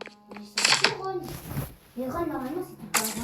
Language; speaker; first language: French; native; French